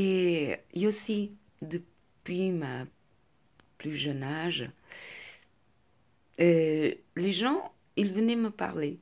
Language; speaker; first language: French; non-native, fluent; Portuguese